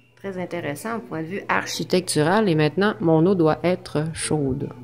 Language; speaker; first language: French; native; French